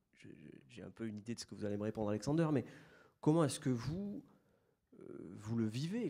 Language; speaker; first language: French; native; French